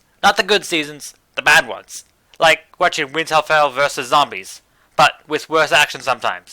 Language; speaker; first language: English; native; English